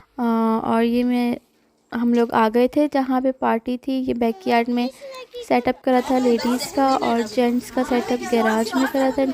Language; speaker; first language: Urdu; native; Urdu